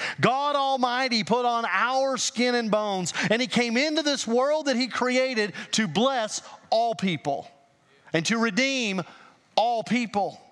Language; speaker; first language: English; native; English